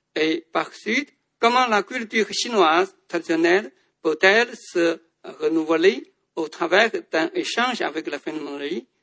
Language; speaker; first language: French; non-native, fluent; Chinese